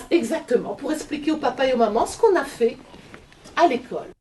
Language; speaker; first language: French; native; French